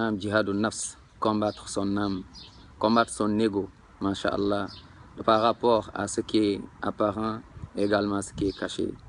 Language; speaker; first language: French; non-native, local second language; Wolof